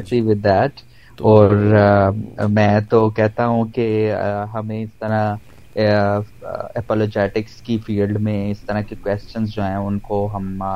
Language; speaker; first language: Urdu; non-native, local second language; Punjabi